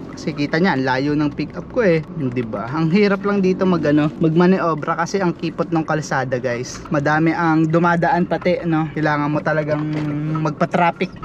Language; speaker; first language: Filipino; native; Filipino